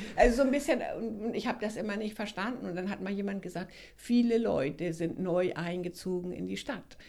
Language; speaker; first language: German; native; German